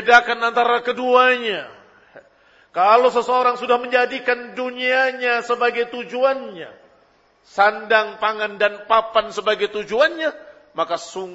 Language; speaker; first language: Indonesian; native; Indonesian